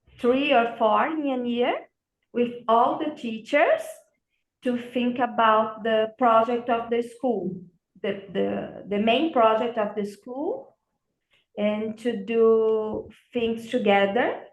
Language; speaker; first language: English; non-native, learner; Portuguese